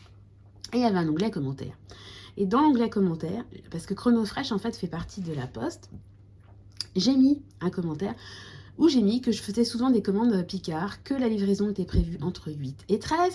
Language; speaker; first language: French; native; French